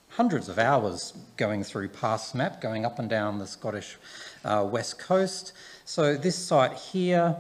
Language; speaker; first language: English; native; English